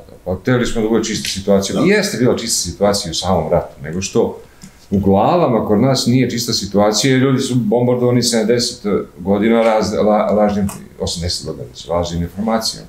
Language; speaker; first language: Croatian; native; Croatian